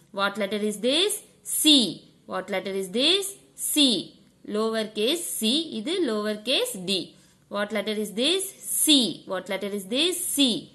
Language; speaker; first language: English; non-native, local second language; Tamil